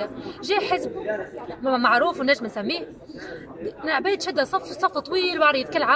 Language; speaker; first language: Arabic; native; Arabic